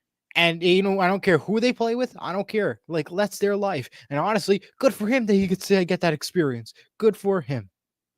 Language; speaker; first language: English; native; English